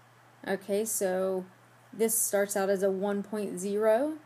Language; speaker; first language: English; native; English